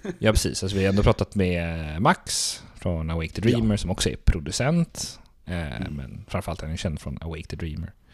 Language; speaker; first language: Swedish; native; Swedish